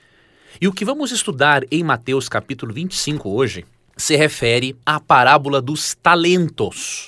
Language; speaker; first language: Portuguese; native; Portuguese